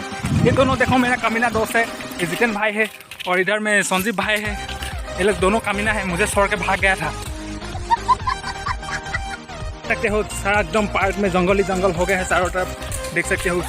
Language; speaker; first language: Hindi; non-native, local second language; Assamese